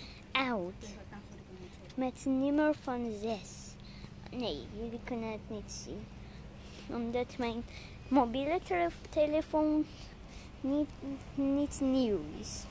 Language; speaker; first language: Dutch; non-native, learner; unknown